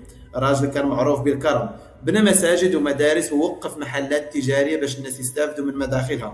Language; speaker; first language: Arabic; native; Arabic